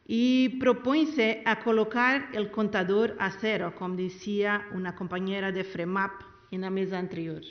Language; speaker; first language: Spanish; non-native, learner; Portuguese